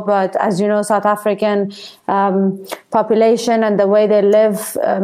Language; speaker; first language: English; non-native, fluent; Persian